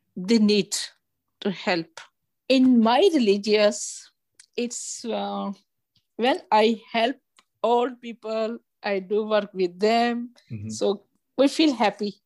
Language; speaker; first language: English; non-native, local second language; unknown